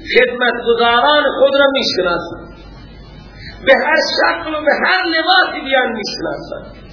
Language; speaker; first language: Persian; non-native, local second language; Baluchi